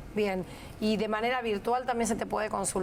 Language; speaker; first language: Spanish; native; Spanish